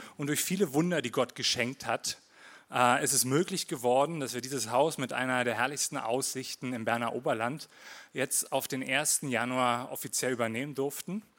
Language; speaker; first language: German; native; German